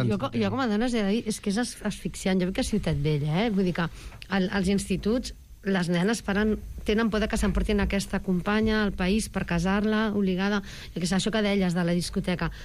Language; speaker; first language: Catalan; native; Catalan